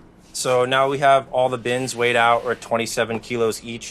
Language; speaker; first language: English; native; English